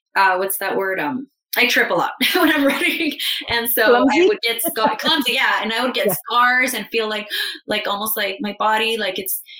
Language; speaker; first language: English; native; English